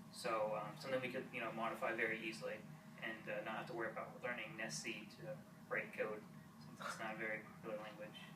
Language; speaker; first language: English; native; English